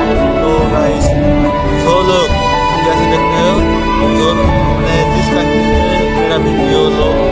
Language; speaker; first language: Hindi; non-native, learner; Bangla